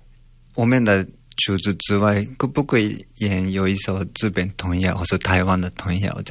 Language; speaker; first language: Chinese; non-native, fluent; Japanese